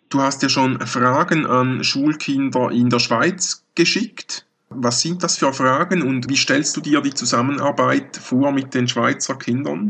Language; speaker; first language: German; native; German